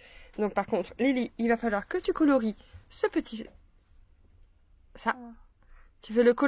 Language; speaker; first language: French; native; French